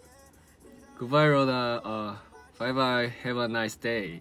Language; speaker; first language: English; non-native, learner; Korean